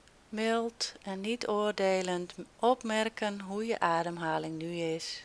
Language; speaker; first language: Dutch; native; Dutch